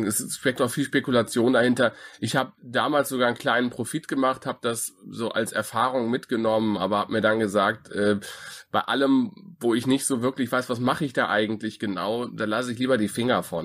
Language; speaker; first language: German; native; German